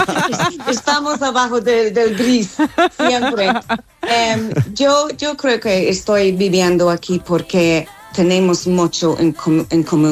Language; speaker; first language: Spanish; non-native, learner; English